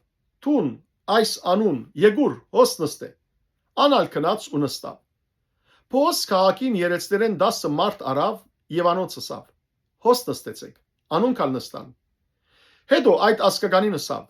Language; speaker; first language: Armenian; native; Armenian